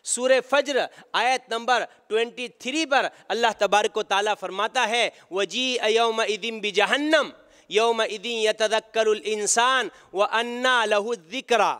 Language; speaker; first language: Urdu; native; Urdu